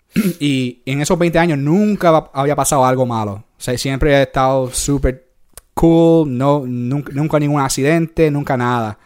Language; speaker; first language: Spanish; early bilingual, heritage; Spanish